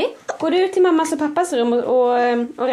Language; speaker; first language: Swedish; native; Swedish